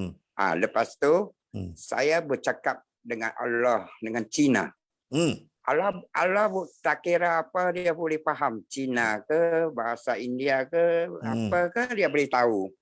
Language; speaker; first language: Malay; non-native, local second language; Chinese